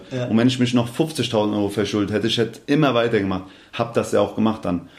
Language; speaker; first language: German; native; German